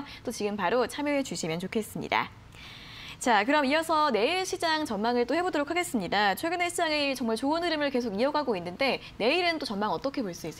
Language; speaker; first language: Korean; native; Korean